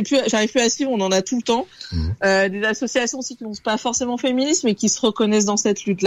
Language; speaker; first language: French; native; French